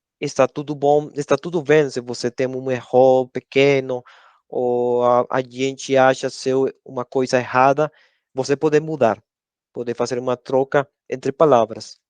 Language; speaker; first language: Portuguese; non-native, learner; Spanish